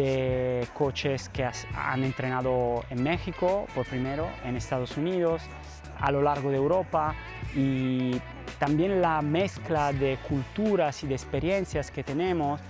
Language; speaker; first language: Spanish; non-native, fluent; Italian